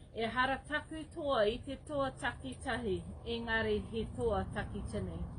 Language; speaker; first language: Māori; non-native, local second language; English